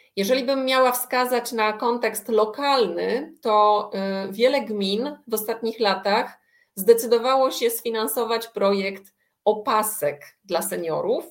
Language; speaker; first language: Polish; native; Polish